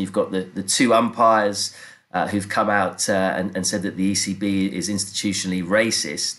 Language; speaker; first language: English; native; English